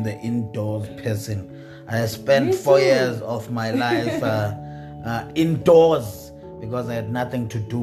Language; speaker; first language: English; non-native, local second language; Xhosa